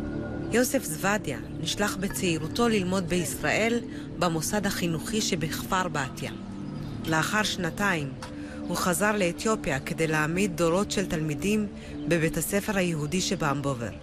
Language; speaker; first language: Hebrew; native; Hebrew